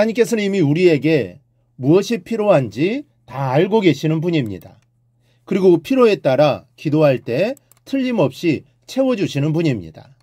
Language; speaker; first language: Korean; native; Korean